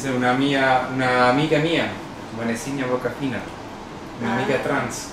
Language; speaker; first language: Portuguese; non-native, learner; Spanish